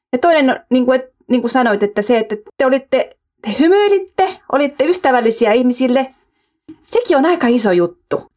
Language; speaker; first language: Finnish; early bilingual, heritage; Finnish